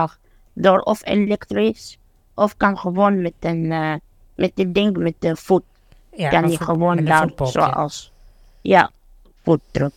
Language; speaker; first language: Dutch; non-native, fluent; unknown